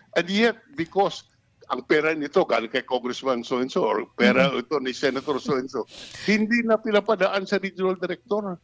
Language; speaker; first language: Filipino; non-native, local second language; Hiligaynon